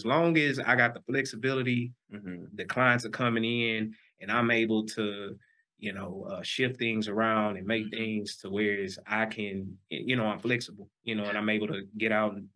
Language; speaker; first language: English; native; English